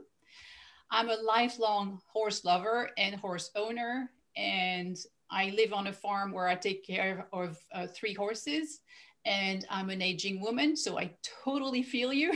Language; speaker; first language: English; non-native, fluent; French